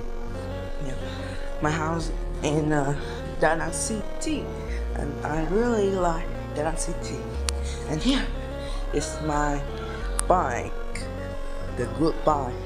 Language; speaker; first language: English; non-native, learner; Vietnamese